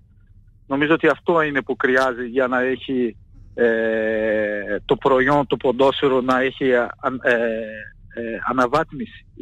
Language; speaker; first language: Greek; non-native, fluent; Portuguese